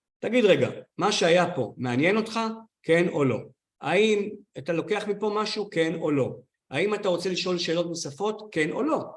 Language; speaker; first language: Hebrew; native; Hebrew